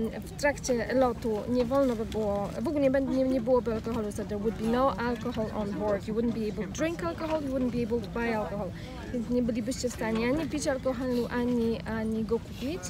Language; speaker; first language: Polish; native; Polish